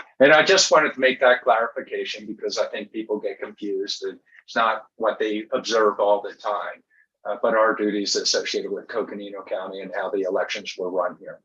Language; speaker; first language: English; native; English